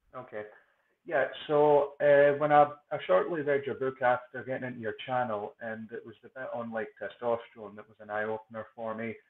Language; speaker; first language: English; native; English